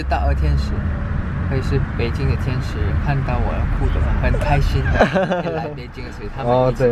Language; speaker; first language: Chinese; non-native, learner; Thai